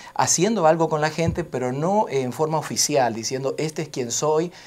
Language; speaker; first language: Spanish; native; Spanish